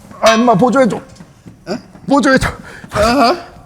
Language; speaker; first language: Korean; non-native, fluent; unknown